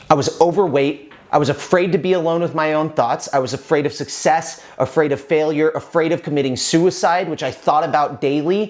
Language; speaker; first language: English; native; English